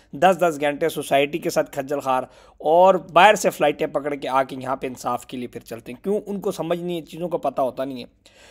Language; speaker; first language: Urdu; non-native, local second language; Punjabi